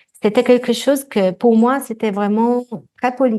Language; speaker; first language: French; non-native, fluent; Italian